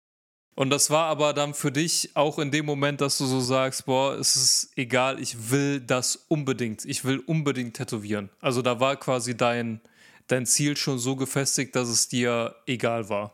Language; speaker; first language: German; native; German